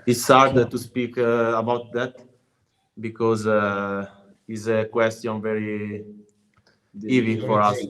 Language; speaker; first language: English; non-native, learner; Italian